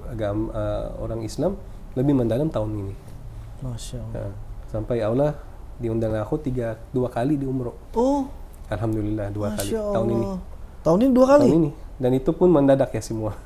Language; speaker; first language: Indonesian; non-native, fluent; Filipino